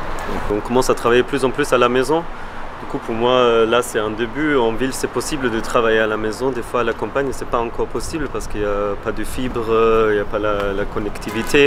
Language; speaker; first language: French; non-native, fluent; German